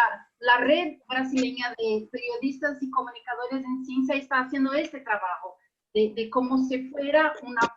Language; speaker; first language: Spanish; non-native, fluent; Portuguese